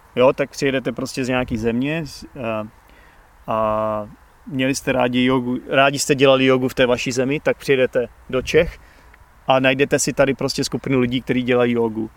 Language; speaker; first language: Czech; native; Czech